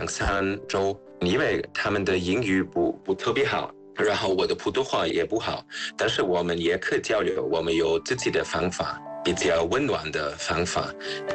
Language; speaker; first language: Chinese; non-native, fluent; German